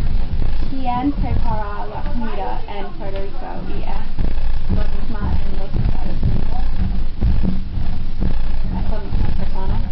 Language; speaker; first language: Spanish; non-native, learner; English